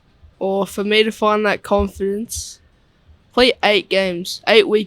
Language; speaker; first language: English; native; English